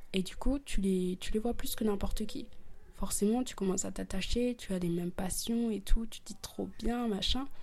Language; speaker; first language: French; early bilingual, other home language; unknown